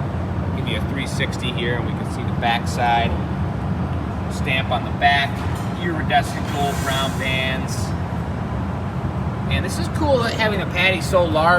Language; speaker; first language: English; native; English